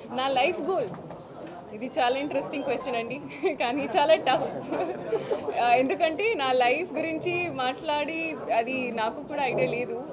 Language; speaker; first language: Telugu; non-native, learner; Hindi